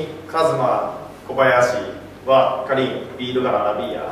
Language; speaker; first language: Arabic; non-native, learner; Japanese